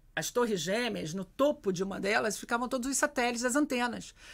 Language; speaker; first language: Portuguese; native; Portuguese